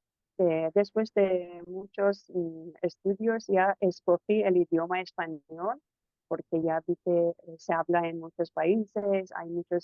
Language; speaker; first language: Spanish; non-native, fluent; Persian